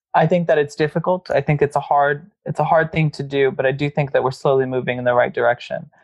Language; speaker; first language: English; native; English